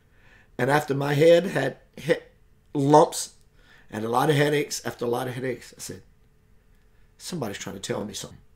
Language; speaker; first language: English; native; English